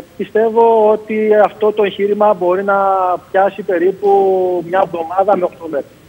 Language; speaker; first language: Greek; native; Greek